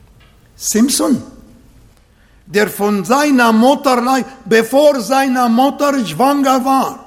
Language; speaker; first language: German; non-native, fluent; Arabic